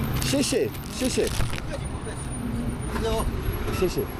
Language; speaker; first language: Chinese; non-native, learner; English